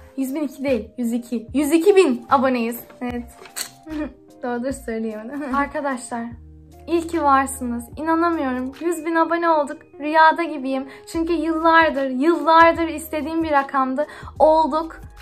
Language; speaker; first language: Turkish; early bilingual, heritage; Turkish